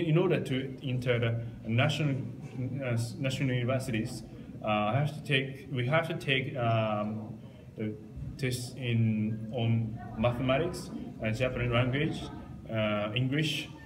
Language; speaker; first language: English; non-native, learner; Japanese